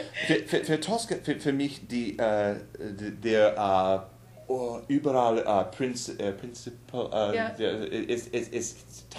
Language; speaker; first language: German; non-native, learner; English